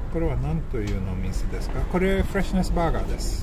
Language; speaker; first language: Japanese; non-native, fluent; Swedish